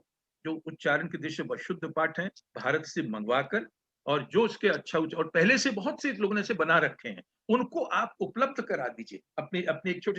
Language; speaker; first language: Hindi; native; Hindi